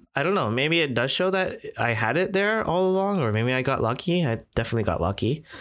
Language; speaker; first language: English; native; English